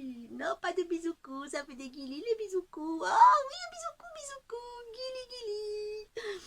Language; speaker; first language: French; native; French